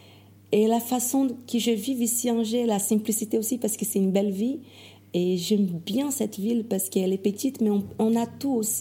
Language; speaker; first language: French; non-native, fluent; Portuguese